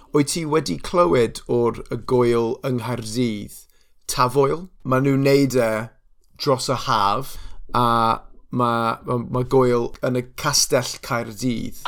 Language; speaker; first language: Welsh; non-native, local second language; English